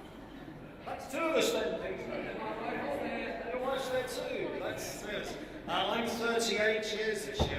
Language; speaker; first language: English; native; English